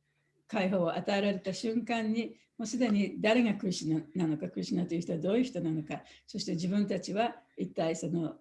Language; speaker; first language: Japanese; native; Japanese